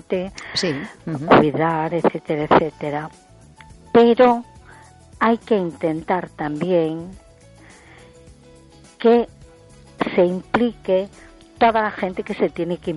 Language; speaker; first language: Spanish; native; Spanish